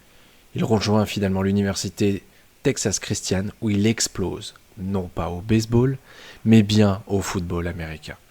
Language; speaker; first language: French; native; French